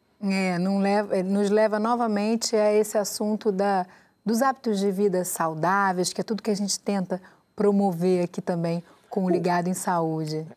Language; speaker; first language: Portuguese; native; Portuguese